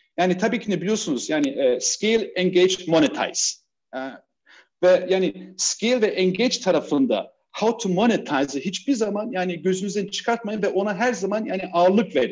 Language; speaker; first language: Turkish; early bilingual, heritage; Turkish